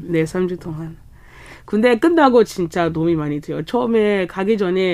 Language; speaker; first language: Korean; non-native, fluent; French